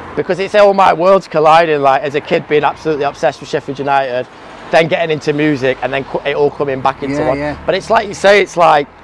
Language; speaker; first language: English; native; English